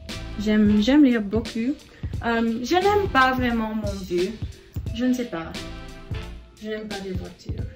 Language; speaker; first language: French; non-native, learner; English